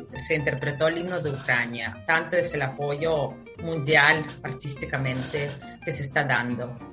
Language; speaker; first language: Spanish; non-native, fluent; Ukrainian